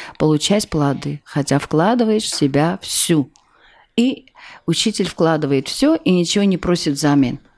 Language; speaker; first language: Russian; non-native, local second language; Armenian